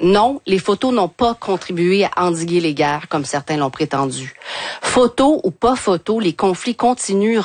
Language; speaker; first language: French; native; French